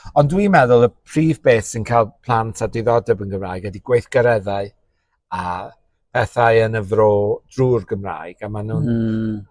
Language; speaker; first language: Welsh; native; Welsh